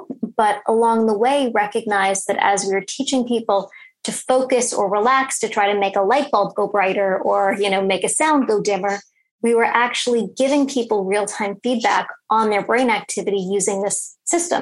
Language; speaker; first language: English; native; English